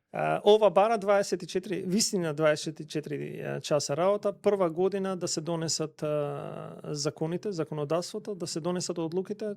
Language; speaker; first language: Macedonian; non-native, local second language; Albanian